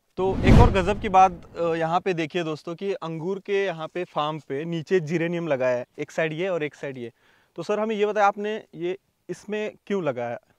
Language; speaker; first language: Hindi; native; Hindi